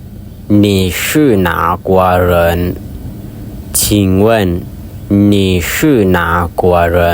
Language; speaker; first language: Chinese; non-native, fluent; Lao